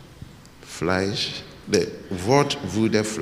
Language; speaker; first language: German; non-native, learner; English